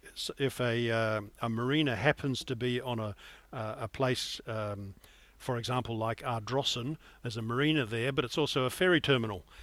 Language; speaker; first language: English; native; English